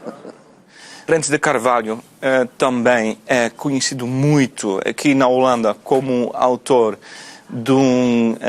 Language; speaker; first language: Portuguese; non-native, fluent; Dutch